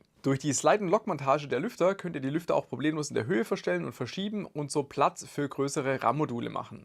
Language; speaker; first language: German; native; German